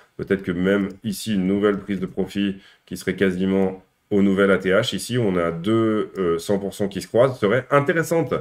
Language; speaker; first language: French; native; French